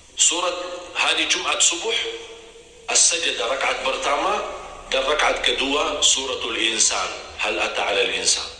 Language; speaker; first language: Indonesian; non-native, fluent; Arabic